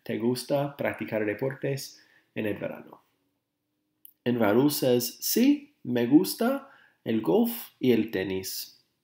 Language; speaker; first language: Spanish; non-native, fluent; English